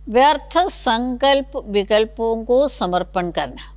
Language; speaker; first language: Hindi; non-native, local second language; Malayalam